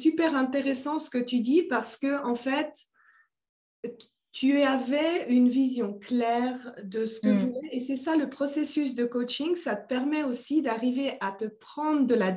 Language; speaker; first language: French; native; French